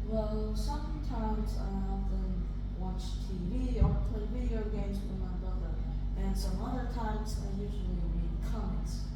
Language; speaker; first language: English; non-native, fluent; Vietnamese